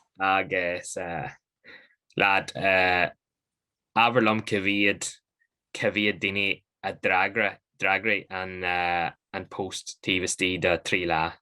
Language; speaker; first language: Irish; native; Irish